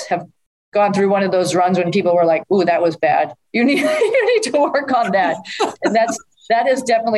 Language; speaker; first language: English; native; English